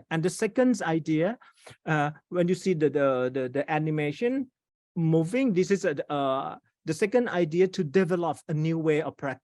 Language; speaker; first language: English; non-native, fluent; Thai